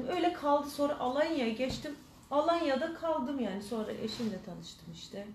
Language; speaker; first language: Turkish; early bilingual, heritage; Turkish